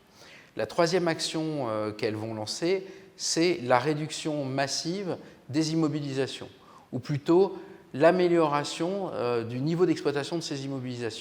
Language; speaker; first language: French; native; French